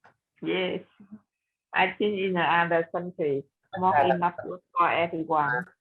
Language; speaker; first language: English; non-native, learner; Vietnamese